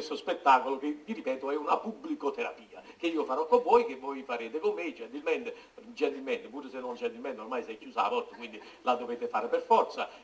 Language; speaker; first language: Italian; native; Italian